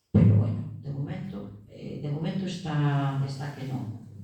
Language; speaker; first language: Spanish; non-native, local second language; Galician